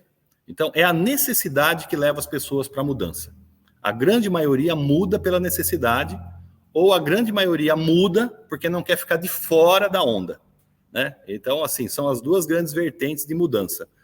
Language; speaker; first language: Portuguese; native; Portuguese